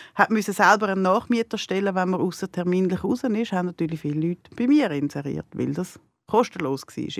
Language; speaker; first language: German; native; German